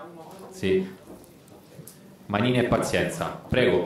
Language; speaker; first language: Italian; native; Italian